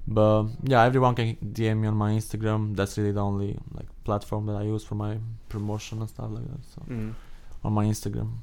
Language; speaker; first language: English; non-native, fluent; Albanian